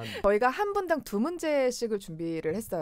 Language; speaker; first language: Korean; native; Korean